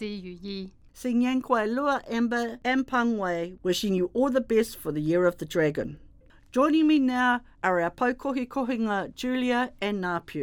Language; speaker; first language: English; native; English